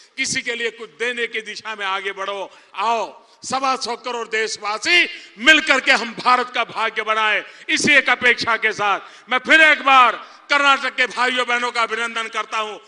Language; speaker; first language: Hindi; non-native, local second language; Gujarati